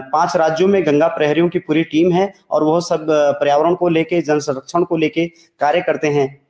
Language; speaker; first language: Hindi; native; Hindi